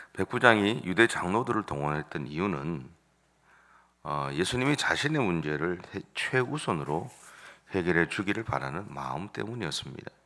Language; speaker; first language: Korean; native; Korean